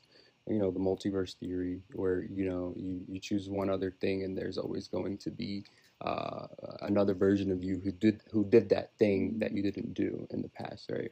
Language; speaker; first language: English; native; English